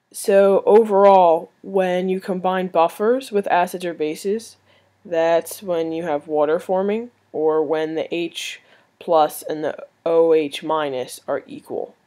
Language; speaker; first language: English; native; English